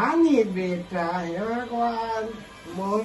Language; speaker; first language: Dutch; non-native, local second language; Caribbean Hindustani